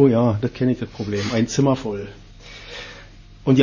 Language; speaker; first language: German; native; German